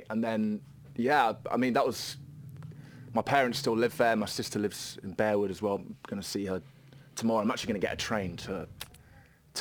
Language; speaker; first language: English; native; English